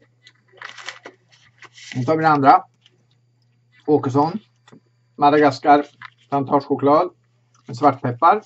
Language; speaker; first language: Swedish; native; Swedish